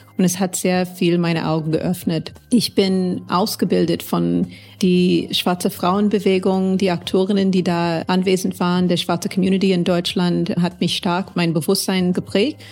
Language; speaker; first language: German; non-native, fluent; English